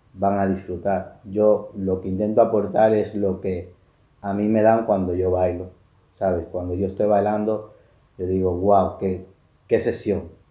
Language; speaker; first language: Spanish; native; Spanish